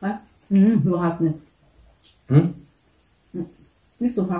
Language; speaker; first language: German; non-native, learner; Thai